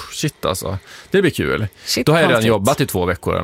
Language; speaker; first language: Swedish; native; Swedish